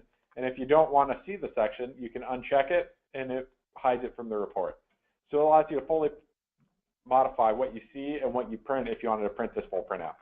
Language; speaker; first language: English; native; English